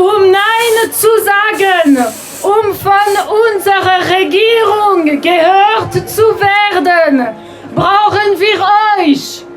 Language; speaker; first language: German; non-native, local second language; French